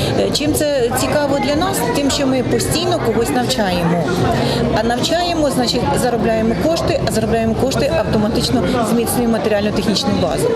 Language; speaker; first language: Ukrainian; native; Ukrainian